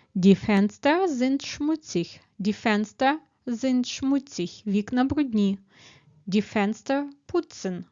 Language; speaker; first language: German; non-native, fluent; Ukrainian